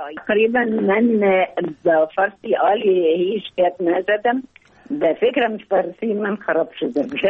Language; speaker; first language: Persian; non-native, learner; Arabic